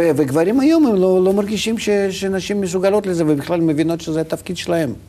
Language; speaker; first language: Hebrew; non-native, fluent; Russian